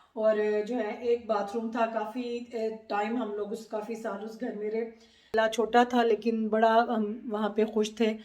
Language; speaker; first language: Urdu; non-native, local second language; Punjabi